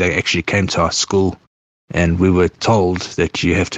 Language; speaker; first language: English; native; English